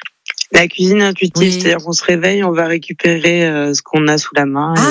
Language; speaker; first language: French; native; French